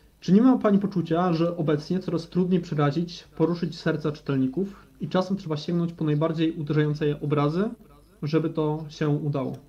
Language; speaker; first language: Polish; native; Polish